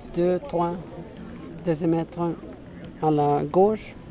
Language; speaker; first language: French; non-native, learner; English